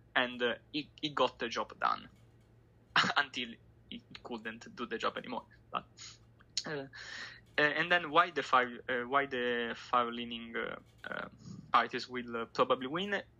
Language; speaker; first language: English; non-native, fluent; Italian